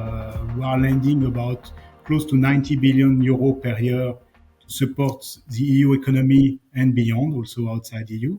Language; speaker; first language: English; non-native, fluent; French